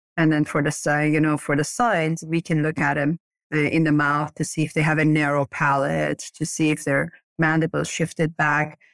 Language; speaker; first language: English; early bilingual, other home language; Persian